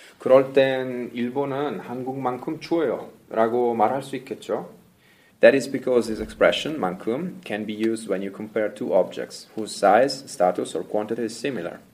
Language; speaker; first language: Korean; non-native, fluent; English